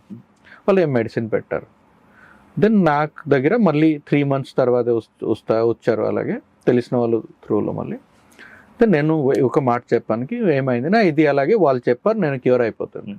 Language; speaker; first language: Telugu; non-native, learner; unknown